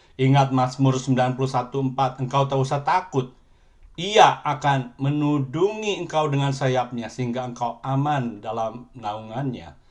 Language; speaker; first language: Indonesian; native; Indonesian